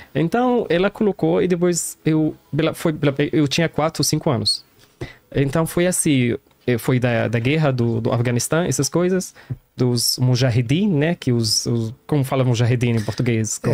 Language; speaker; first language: Portuguese; non-native, learner; Arabic